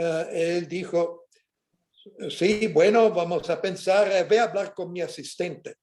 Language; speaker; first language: Spanish; non-native, fluent; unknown